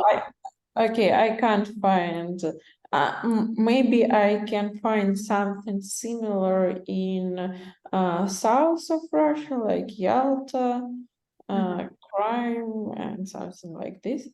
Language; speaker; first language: English; non-native, learner; Russian